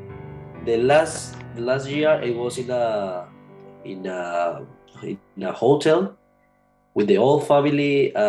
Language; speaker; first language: English; non-native, learner; Spanish